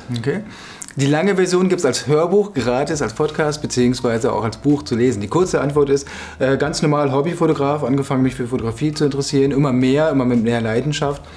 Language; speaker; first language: German; native; German